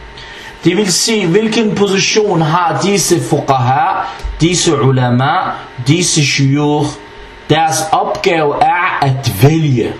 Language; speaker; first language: Danish; non-native, fluent; Arabic